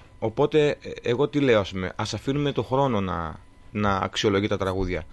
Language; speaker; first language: Greek; early bilingual, heritage; Greek